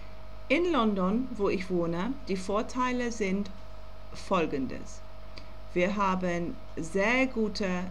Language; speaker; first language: German; non-native, learner; English